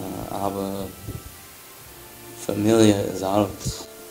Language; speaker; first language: German; non-native, learner; English